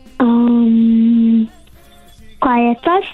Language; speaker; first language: Spanish; early bilingual, heritage; Spanish